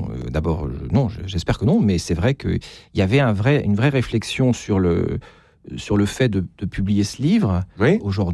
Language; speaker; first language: French; native; French